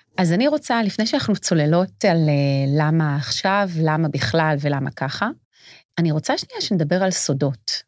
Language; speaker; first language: Hebrew; native; Hebrew